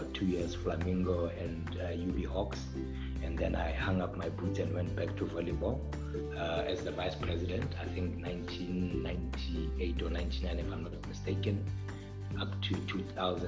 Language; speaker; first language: English; non-native, local second language; Tswana